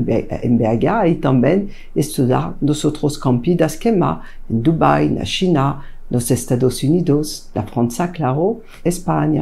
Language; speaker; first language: Portuguese; non-native, fluent; French